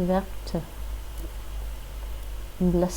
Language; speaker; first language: Icelandic; non-native, learner; English